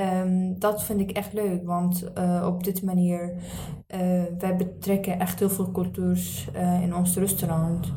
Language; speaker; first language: Dutch; early bilingual, other home language; Arabic